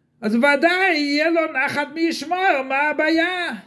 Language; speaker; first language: Hebrew; non-native, fluent; English